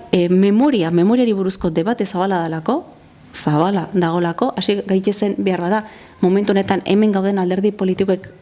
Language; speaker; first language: Basque; native; Basque